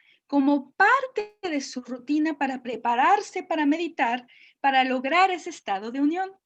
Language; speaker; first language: Spanish; native; Spanish